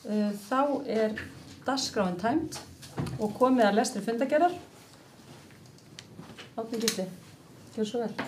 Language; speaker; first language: Icelandic; native; Icelandic